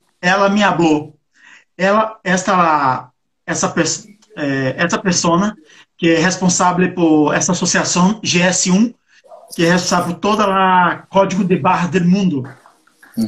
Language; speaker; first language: Portuguese; non-native, learner; Spanish